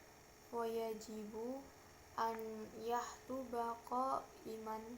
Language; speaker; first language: Arabic; non-native, learner; Indonesian